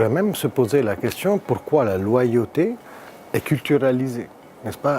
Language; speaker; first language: French; native; French